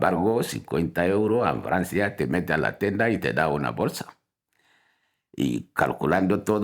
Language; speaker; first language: Spanish; non-native, fluent; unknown